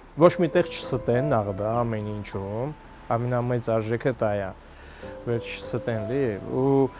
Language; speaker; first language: Armenian; native; Armenian